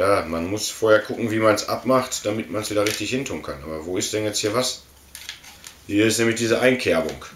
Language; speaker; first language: German; native; German